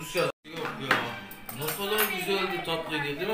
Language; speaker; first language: Turkish; native; Turkish